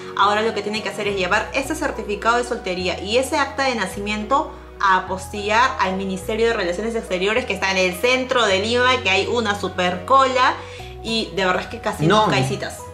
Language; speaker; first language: Spanish; native; Spanish